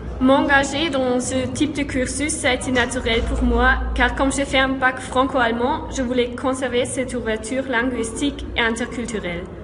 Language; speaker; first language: French; non-native, fluent; German